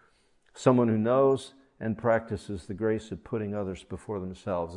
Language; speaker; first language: English; native; English